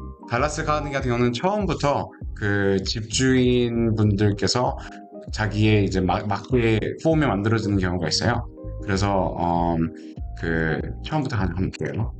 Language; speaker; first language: Korean; native; Korean